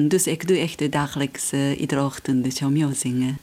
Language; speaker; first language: Dutch; non-native, fluent; Japanese